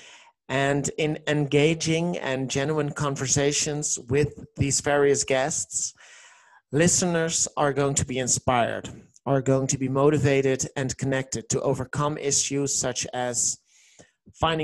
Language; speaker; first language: English; non-native, fluent; Dutch